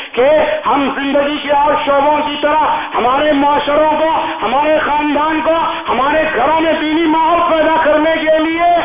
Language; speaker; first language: Urdu; native; Urdu